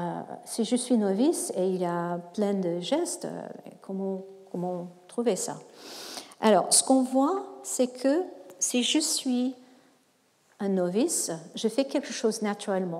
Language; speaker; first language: French; non-native, fluent; English